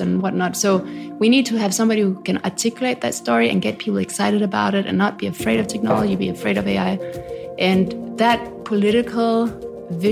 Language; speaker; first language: English; non-native, fluent; Danish